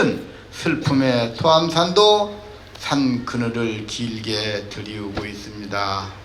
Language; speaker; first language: Korean; native; Korean